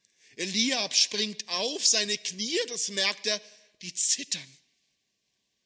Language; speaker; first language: German; native; German